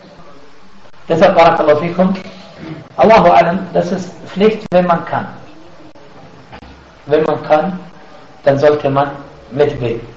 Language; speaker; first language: German; non-native, fluent; Arabic